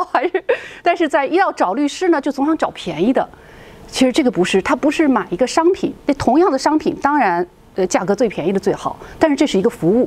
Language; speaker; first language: Chinese; native; Chinese